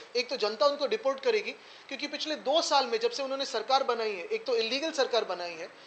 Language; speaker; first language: Hindi; non-native, local second language; Marathi